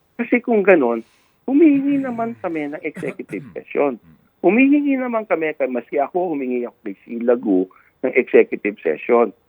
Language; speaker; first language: Filipino; native; Filipino